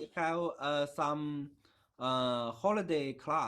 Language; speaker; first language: English; non-native, learner; Chinese